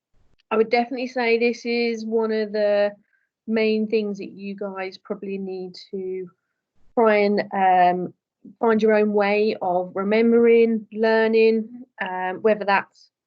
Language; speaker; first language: English; native; English